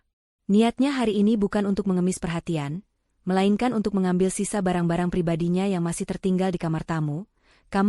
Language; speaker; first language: Indonesian; native; Indonesian